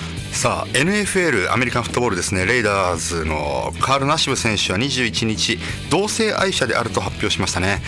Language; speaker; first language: Japanese; native; Japanese